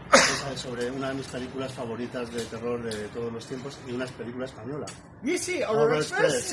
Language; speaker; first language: Spanish; non-native, learner; English